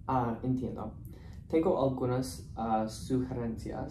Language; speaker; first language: Spanish; non-native, learner; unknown